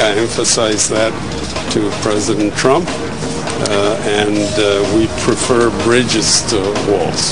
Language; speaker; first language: English; non-native, fluent; Spanish